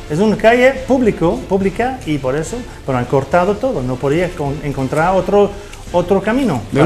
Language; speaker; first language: Spanish; non-native, fluent; English